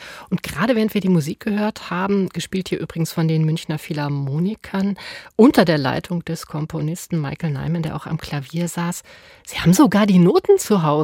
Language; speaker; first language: German; native; German